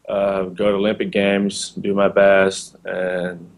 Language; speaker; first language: English; non-native, learner; Portuguese